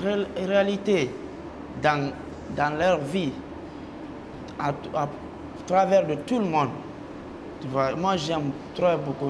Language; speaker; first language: French; non-native, local second language; Mandingo